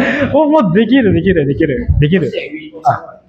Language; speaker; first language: Japanese; non-native, fluent; Indonesian